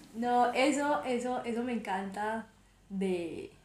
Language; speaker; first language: Spanish; native; Spanish